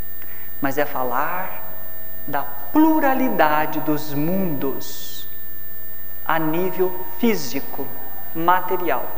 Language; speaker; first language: Portuguese; native; Portuguese